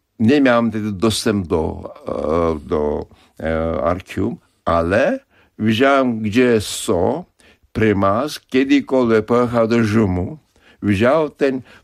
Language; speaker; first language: Polish; non-native, fluent; Kashmiri